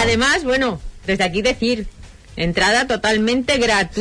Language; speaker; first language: Spanish; native; Spanish